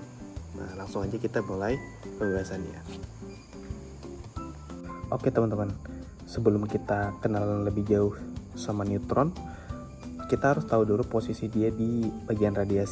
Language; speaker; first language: Indonesian; native; Indonesian